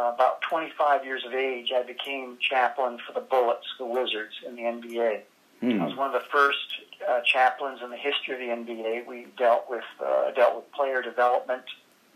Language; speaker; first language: English; native; English